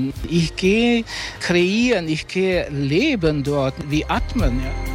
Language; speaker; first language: German; non-native, learner; Croatian